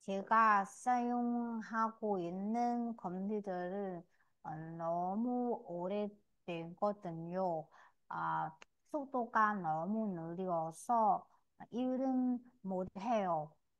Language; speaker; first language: Korean; non-native, learner; Vietnamese